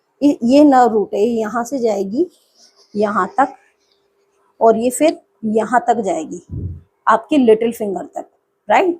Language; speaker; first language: Hindi; native; Hindi